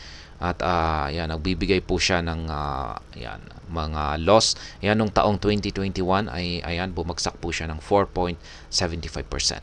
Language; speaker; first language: Filipino; native; Filipino